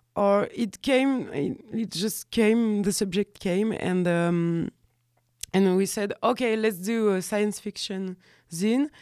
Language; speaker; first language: English; non-native, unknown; French